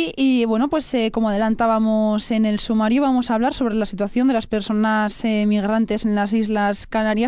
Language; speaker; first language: Spanish; native; Spanish